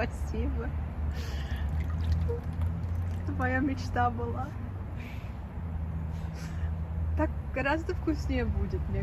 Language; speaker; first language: Russian; early bilingual, heritage; Russian